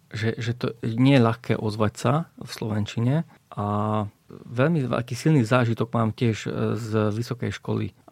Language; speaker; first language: Slovak; non-native, local second language; Hungarian